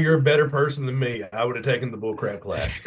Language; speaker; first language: English; native; English